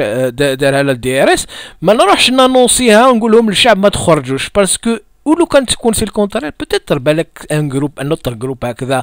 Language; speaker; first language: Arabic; native; Arabic